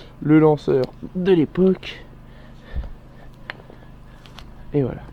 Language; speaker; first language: French; native; French